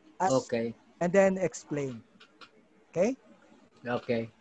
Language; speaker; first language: English; non-native, local second language; Filipino